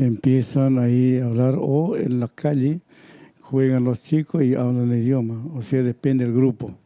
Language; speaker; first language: Spanish; non-native, local second language; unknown